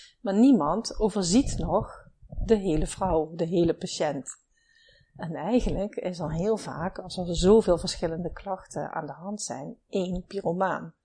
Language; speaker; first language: Dutch; native; Dutch